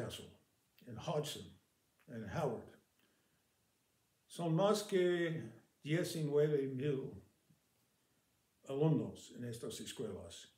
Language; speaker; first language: Spanish; non-native, fluent; English